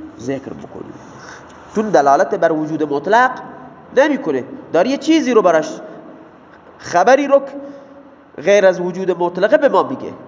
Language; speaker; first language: Persian; non-native, local second language; Baluchi